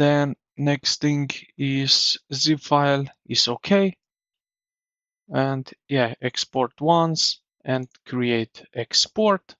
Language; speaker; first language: English; non-native, fluent; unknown